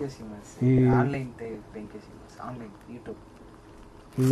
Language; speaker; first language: Japanese; non-native, learner; Tamil